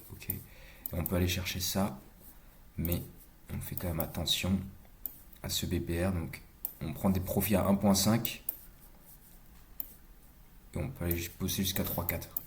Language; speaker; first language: French; native; French